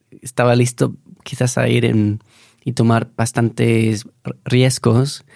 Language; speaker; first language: Spanish; non-native, fluent; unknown